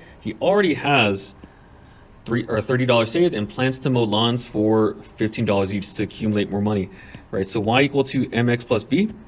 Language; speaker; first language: English; native; English